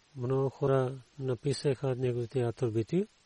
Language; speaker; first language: Bulgarian; non-native, learner; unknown